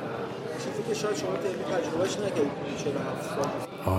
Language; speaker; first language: Persian; native; Persian